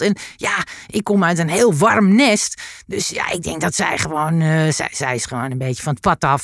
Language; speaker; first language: Dutch; native; Dutch